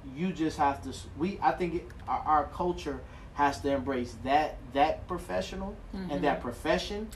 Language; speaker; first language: English; native; English